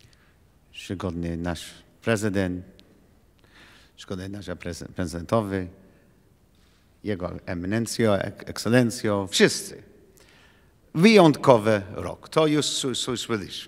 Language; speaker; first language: Polish; non-native, learner; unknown